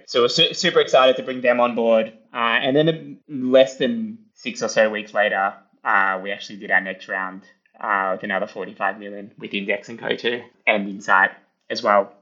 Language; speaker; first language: English; early bilingual, other home language; Italian